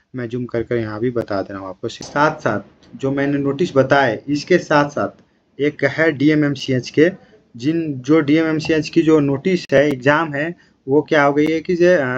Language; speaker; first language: Hindi; non-native, local second language; Bhojpuri